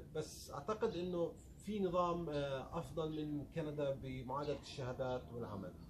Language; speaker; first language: Arabic; native; Arabic